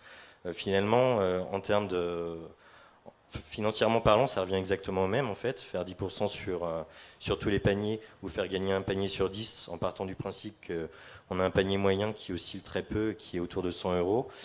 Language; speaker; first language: French; native; French